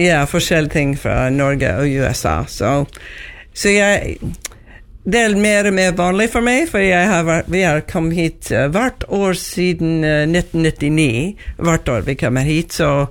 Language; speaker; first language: Norwegian; non-native, learner; English